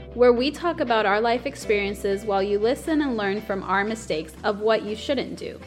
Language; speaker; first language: English; early bilingual, other home language; Spanish